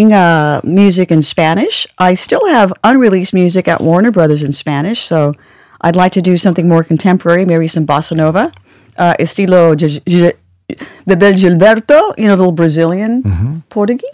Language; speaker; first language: English; native; English